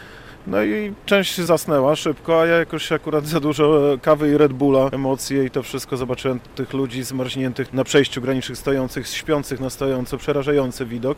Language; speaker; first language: Polish; native; Polish